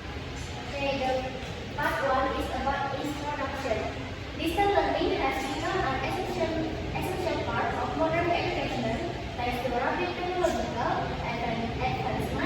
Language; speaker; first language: English; non-native, learner; Indonesian